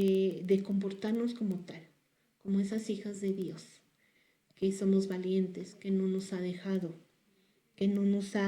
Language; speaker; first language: Spanish; native; Spanish